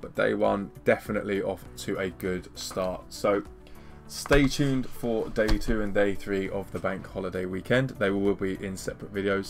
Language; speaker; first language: English; native; English